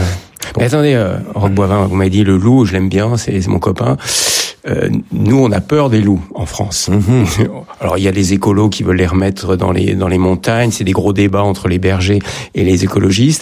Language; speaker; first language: French; native; French